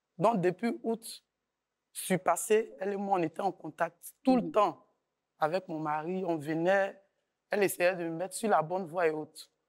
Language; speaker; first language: French; native; French